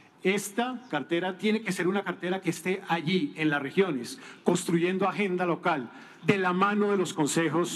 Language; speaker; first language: Spanish; native; Spanish